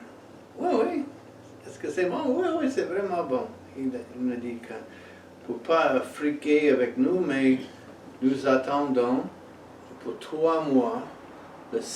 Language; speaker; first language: French; non-native, fluent; English